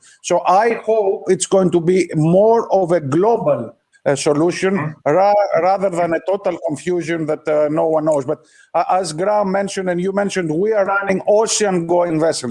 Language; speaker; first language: English; non-native, fluent; Greek